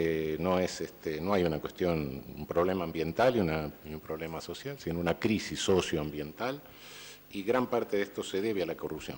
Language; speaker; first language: Spanish; native; Spanish